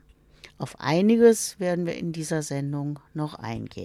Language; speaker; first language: German; native; German